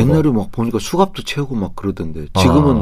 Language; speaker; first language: Korean; native; Korean